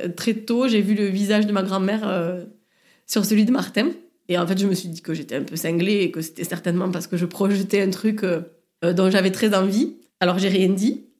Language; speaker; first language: French; native; French